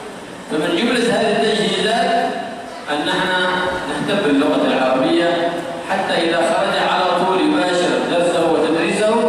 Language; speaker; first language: Arabic; native; Arabic